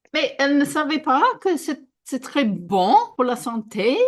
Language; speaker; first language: French; non-native, fluent; English